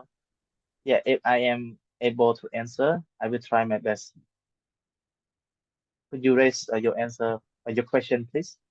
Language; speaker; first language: English; non-native, fluent; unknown